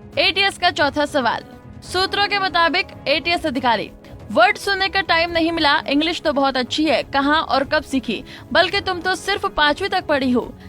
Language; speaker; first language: Hindi; native; Hindi